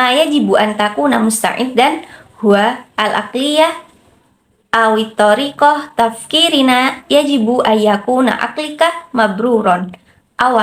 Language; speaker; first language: Arabic; non-native, learner; Indonesian